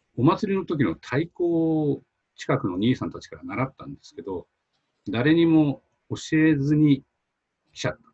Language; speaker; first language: Japanese; native; Japanese